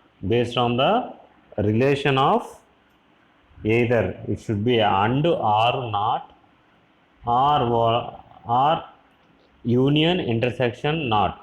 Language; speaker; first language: English; non-native, local second language; Telugu